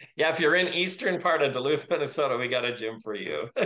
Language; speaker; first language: English; native; English